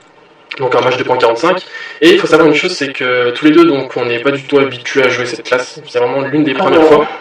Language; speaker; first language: French; native; French